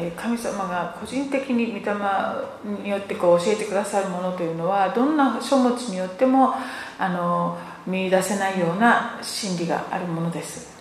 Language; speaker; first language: Japanese; native; Japanese